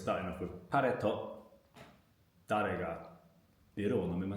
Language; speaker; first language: Japanese; non-native, learner; English